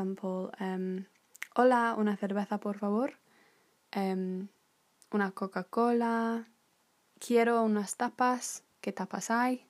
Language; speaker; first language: Spanish; non-native, fluent; English